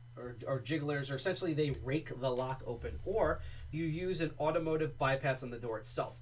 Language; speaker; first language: English; native; English